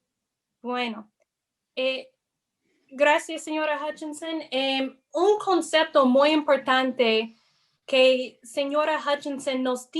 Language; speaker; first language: Spanish; non-native, fluent; English